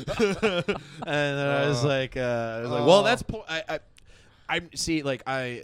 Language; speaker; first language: English; native; English